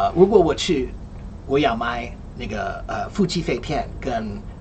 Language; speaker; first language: Chinese; non-native, learner; English